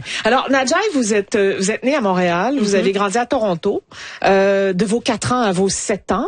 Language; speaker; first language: French; native; French